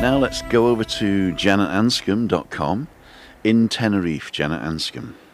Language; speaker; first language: English; native; English